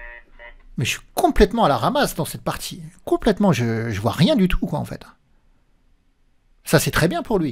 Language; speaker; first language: French; native; French